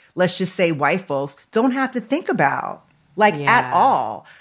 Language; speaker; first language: English; native; English